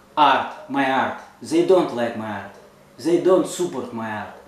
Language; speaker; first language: English; non-native, learner; Russian